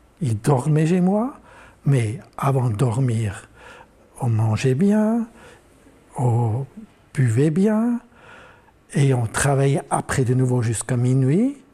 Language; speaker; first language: French; non-native, local second language; German